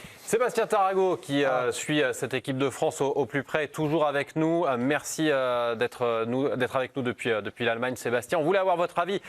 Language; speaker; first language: French; native; French